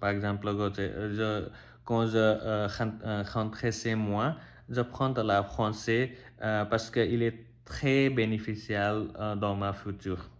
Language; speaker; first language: French; non-native, learner; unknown